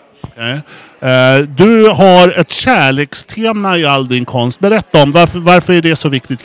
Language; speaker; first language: Swedish; native; Swedish